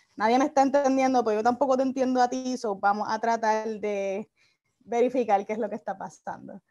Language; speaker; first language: Spanish; native; Spanish